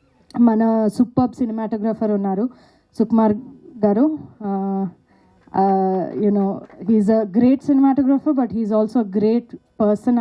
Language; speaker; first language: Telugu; non-native, local second language; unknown